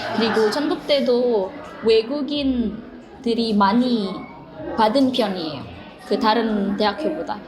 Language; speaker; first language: Korean; non-native, fluent; Indonesian